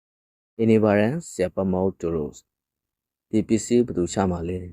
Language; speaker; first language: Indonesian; non-native, fluent; Burmese